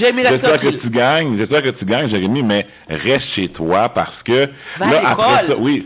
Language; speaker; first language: French; native; French